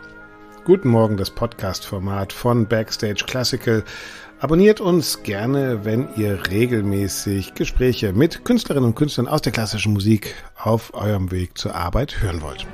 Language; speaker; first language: German; native; German